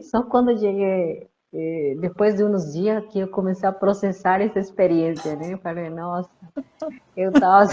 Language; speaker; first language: Portuguese; non-native, fluent; Spanish